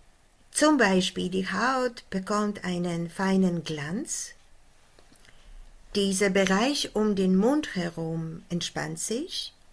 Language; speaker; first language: German; non-native, fluent; Polish